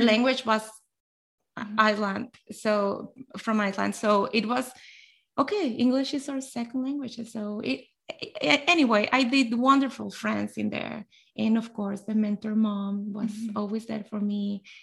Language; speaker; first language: English; non-native, fluent; Spanish